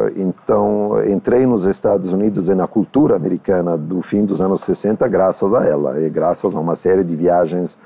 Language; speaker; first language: Portuguese; non-native, fluent; Italian